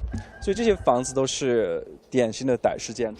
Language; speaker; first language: Chinese; native; Chinese